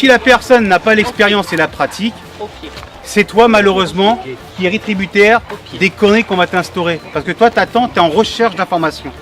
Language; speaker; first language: French; native; French